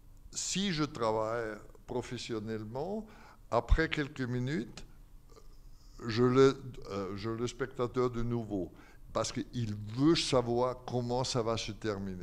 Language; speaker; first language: French; non-native, fluent; German